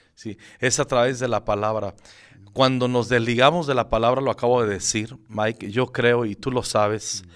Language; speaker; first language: Spanish; native; Spanish